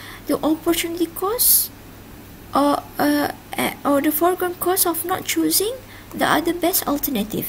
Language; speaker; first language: English; non-native, local second language; Malay